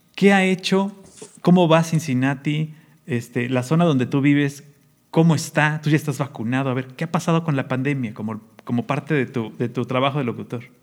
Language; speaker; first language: Spanish; native; Spanish